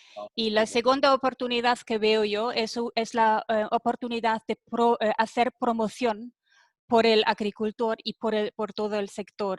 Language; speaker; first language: Spanish; non-native, fluent; German